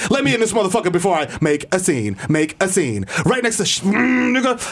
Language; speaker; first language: English; early bilingual, other home language; Spanish